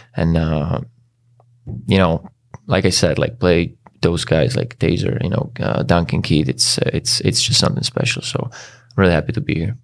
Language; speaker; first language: English; non-native, fluent; Czech